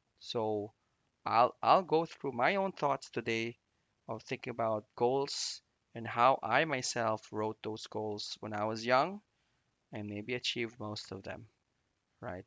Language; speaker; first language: English; non-native, local second language; Filipino